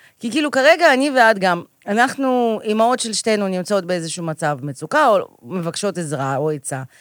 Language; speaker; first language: Hebrew; early bilingual, other home language; Russian